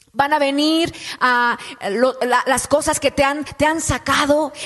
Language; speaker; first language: Spanish; native; Spanish